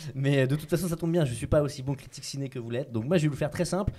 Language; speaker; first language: French; native; French